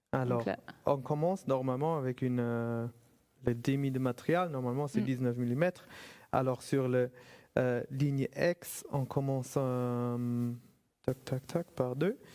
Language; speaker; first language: French; non-native, fluent; German